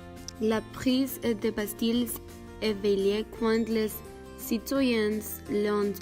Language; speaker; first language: French; non-native, learner; Spanish